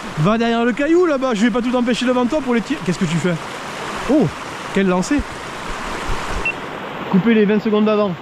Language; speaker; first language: French; native; French